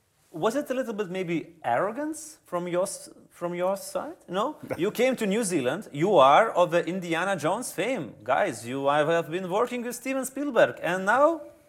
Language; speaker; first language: English; non-native, fluent; Lithuanian